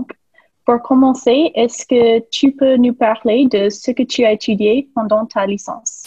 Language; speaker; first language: French; non-native, fluent; English